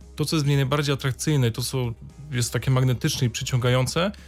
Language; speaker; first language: Polish; native; Polish